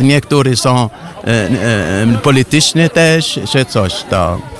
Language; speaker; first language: Polish; non-native, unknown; Arabic